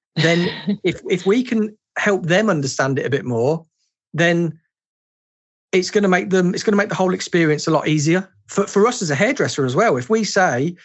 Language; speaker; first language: English; native; English